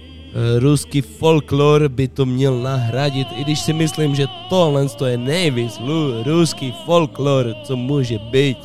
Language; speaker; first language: Czech; native; Czech